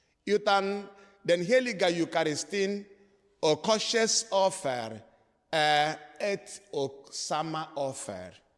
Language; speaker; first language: Swedish; non-native, fluent; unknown